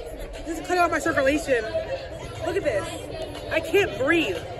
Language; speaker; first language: English; native; English